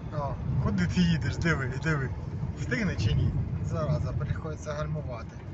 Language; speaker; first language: Ukrainian; non-native, local second language; Russian